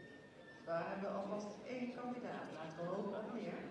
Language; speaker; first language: Dutch; native; Dutch